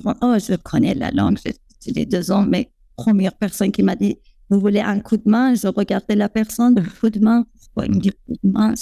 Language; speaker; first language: French; non-native, fluent; Persian